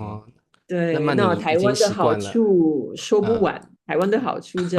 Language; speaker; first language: Chinese; non-native, fluent; French